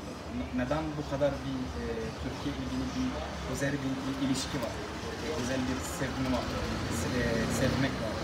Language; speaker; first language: Turkish; non-native, learner; Arabic